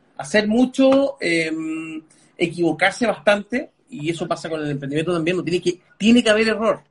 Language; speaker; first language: Spanish; early bilingual, other home language; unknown